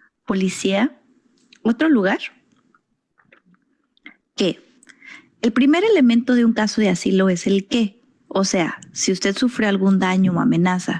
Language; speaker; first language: Spanish; native; Spanish